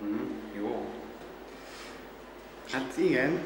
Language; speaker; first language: Hungarian; non-native, learner; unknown